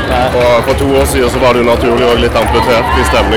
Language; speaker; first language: Norwegian; native; Norwegian